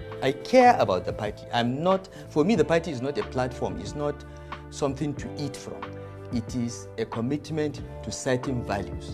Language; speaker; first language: English; non-native, local second language; Hausa